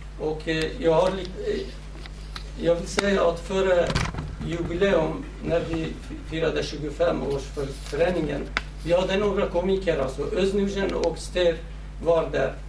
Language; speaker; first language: Swedish; non-native, fluent; Central Kurdish